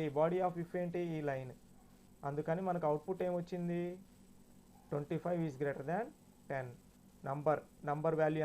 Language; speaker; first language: Telugu; native; Telugu